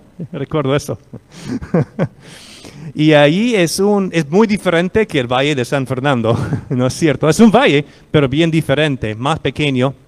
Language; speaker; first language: Spanish; non-native, fluent; English